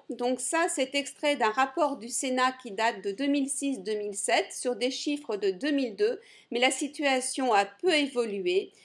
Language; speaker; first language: French; native; French